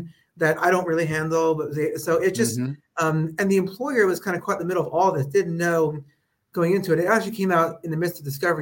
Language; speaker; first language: English; native; English